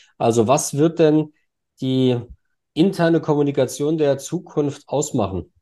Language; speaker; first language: German; native; German